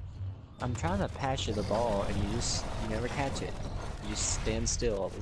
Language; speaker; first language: English; native; English